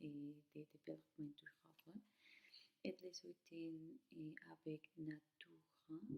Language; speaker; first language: French; non-native, learner; Spanish